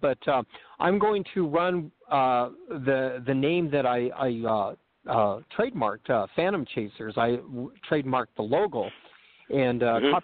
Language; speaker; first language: English; native; English